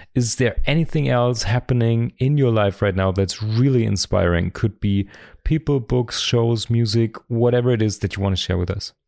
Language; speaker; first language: English; non-native, fluent; German